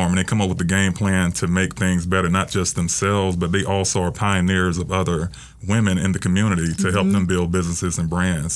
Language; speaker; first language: English; native; English